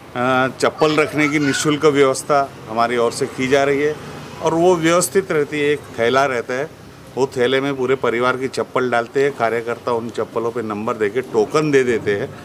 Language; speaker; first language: Hindi; non-native, local second language; Sindhi